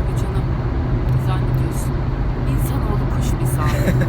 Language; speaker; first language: Turkish; native; Turkish